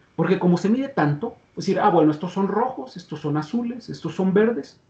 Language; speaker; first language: Spanish; native; Spanish